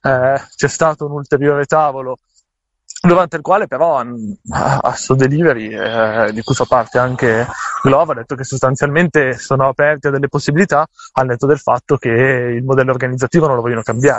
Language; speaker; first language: Italian; native; Italian